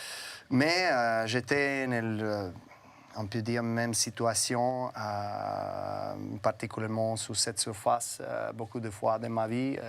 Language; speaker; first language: French; non-native, fluent; Serbian